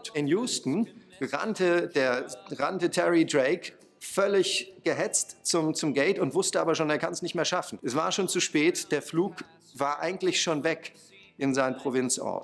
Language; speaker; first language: German; native; German